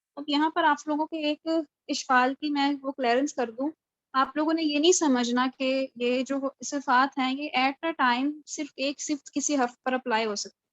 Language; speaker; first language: Urdu; native; Urdu